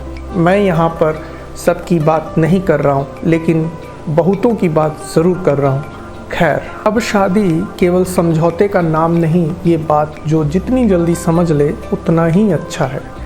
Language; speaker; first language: Hindi; native; Hindi